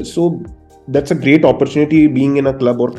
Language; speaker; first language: English; non-native, local second language; Hindi